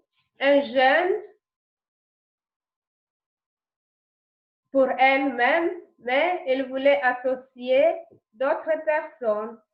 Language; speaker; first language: French; non-native, learner; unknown